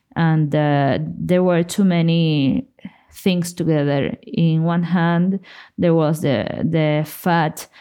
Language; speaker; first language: English; non-native, fluent; Spanish